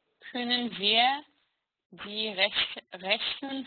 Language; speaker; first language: German; non-native, learner; Hebrew